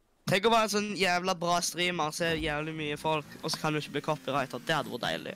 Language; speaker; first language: Norwegian; native; Norwegian